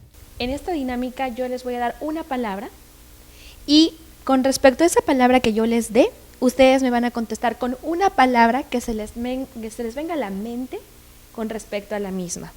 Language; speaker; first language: Spanish; native; Spanish